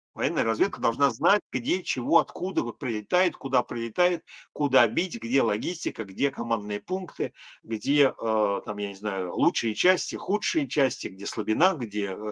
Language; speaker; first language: Russian; native; Russian